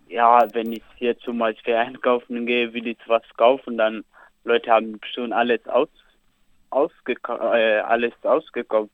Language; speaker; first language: German; non-native, learner; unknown